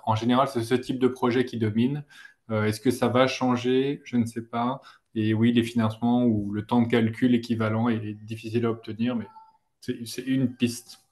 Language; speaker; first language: French; native; French